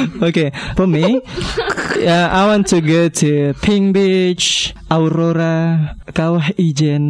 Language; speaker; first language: English; non-native, learner; Indonesian